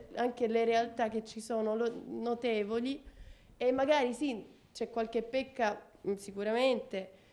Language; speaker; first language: Italian; native; Italian